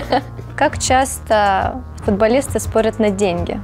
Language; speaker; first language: Russian; native; Russian